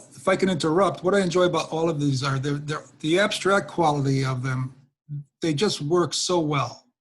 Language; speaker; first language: English; native; English